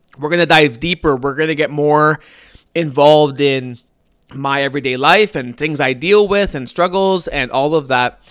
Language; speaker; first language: English; native; English